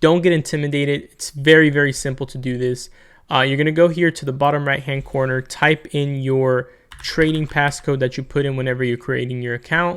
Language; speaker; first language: English; native; English